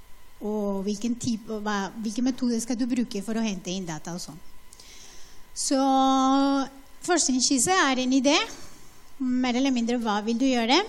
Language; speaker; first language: Norwegian; non-native, fluent; Spanish